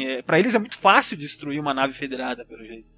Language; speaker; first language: Portuguese; native; Portuguese